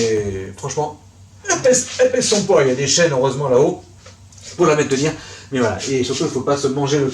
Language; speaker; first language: French; native; French